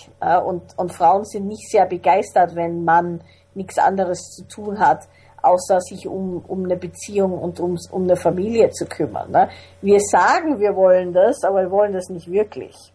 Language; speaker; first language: German; native; German